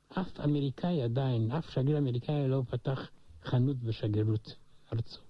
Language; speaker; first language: Hebrew; non-native, fluent; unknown